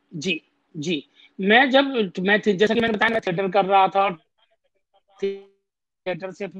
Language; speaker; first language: Hindi; native; Hindi